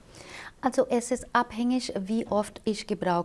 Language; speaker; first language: German; non-native, fluent; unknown